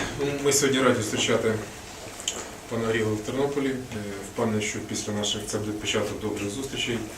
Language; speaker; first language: Ukrainian; native; Ukrainian